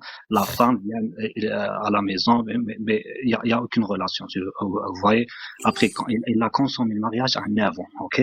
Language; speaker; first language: French; non-native, local second language; Arabic